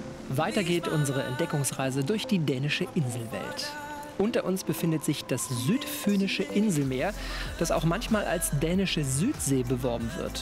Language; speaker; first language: German; native; German